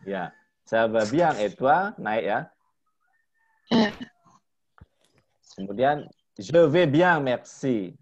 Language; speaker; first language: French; non-native, fluent; Indonesian